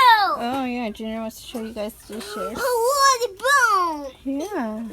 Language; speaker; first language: English; native; English